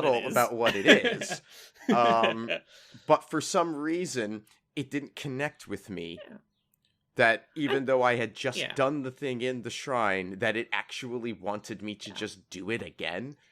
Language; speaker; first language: English; native; English